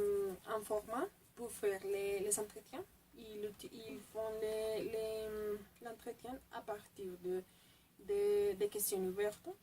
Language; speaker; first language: French; non-native, fluent; Spanish